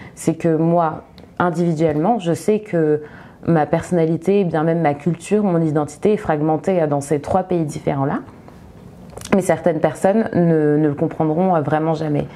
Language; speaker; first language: French; early bilingual, other home language; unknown